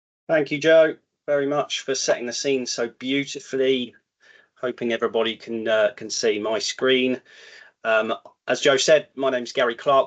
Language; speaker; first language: English; native; English